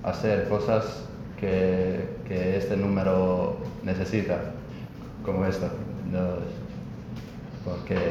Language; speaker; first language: Spanish; non-native, learner; Croatian